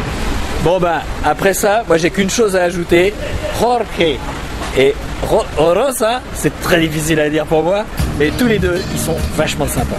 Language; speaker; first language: French; native; French